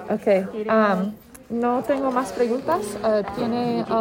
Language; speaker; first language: Spanish; non-native, learner; English